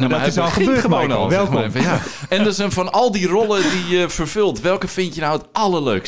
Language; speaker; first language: Dutch; native; Dutch